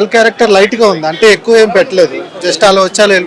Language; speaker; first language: Telugu; native; Telugu